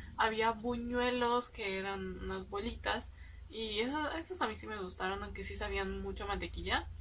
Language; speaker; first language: Spanish; native; Spanish